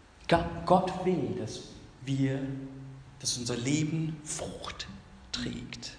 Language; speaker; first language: German; non-native, fluent; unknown